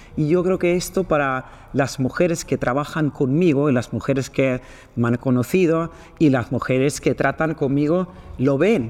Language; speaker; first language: Spanish; non-native, fluent; Swedish